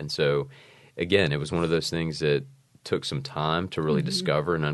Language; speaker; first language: English; native; English